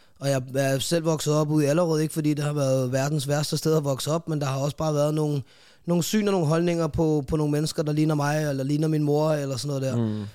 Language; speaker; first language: Danish; native; Danish